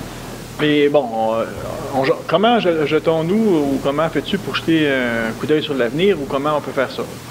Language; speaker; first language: French; native; French